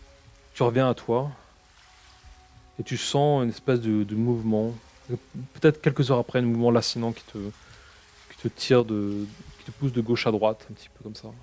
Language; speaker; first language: French; native; French